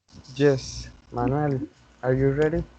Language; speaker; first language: English; non-native, learner; Spanish